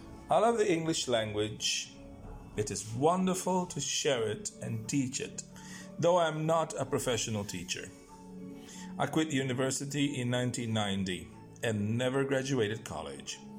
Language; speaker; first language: English; non-native, fluent; Italian